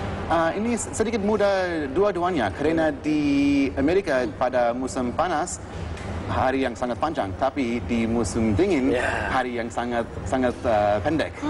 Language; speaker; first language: Indonesian; non-native, fluent; English